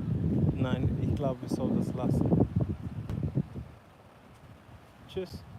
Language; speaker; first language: German; non-native, learner; English